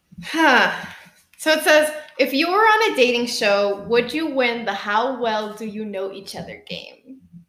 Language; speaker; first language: English; early bilingual, other home language; Spanish